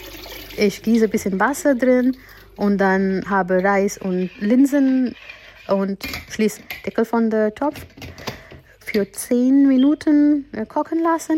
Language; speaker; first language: German; non-native, fluent; Gujarati